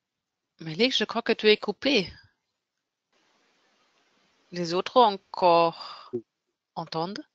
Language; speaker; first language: French; non-native, fluent; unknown